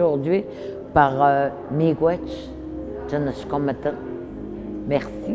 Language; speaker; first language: French; native; French